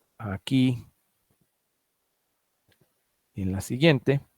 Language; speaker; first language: Spanish; native; Spanish